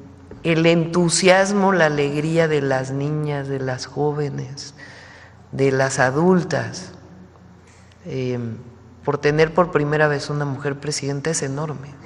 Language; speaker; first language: Spanish; native; Spanish